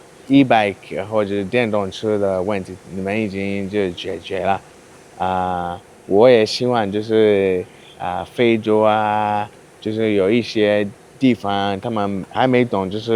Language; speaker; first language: Chinese; non-native, learner; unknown